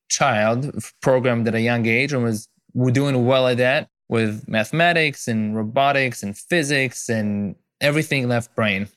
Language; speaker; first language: English; non-native, fluent; Hebrew